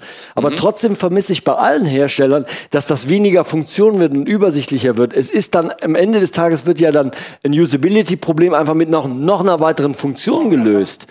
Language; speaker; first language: German; native; German